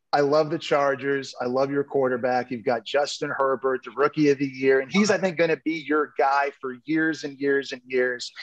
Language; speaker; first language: English; native; English